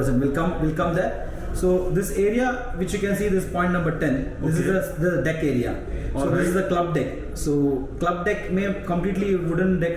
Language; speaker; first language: English; non-native, local second language; Hindi